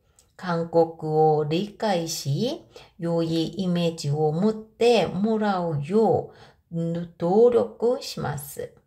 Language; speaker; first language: Japanese; non-native, fluent; Korean